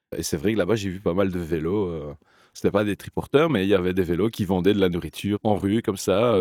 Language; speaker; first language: French; native; French